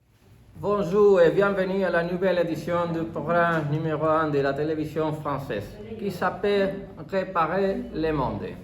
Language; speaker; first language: French; non-native, learner; Spanish